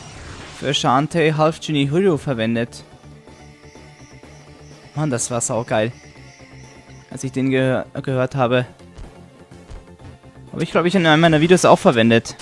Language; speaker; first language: German; native; German